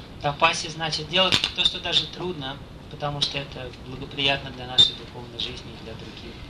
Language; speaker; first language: Russian; native; Russian